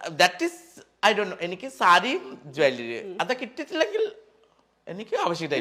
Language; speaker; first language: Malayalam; non-native, learner; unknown